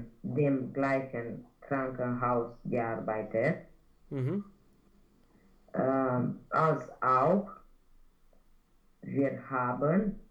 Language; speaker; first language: German; non-native, learner; Romanian